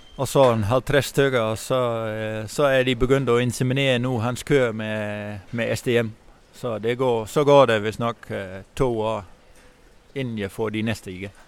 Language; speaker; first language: Danish; non-native, fluent; Dutch